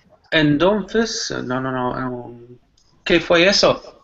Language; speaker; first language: Spanish; non-native, learner; English